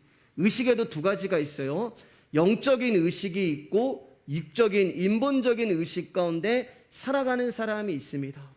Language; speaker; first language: Korean; native; Korean